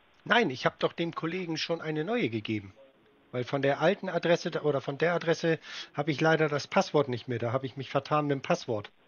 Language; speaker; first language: German; native; German